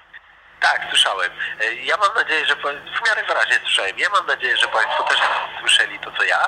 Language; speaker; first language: Polish; native; Polish